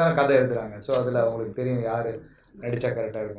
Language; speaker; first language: Tamil; native; Tamil